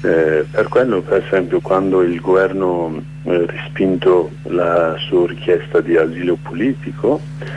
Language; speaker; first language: Italian; non-native, fluent; Kurdish